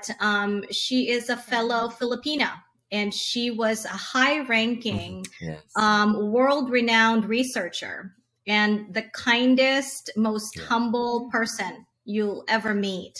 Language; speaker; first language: English; non-native, local second language; Hiligaynon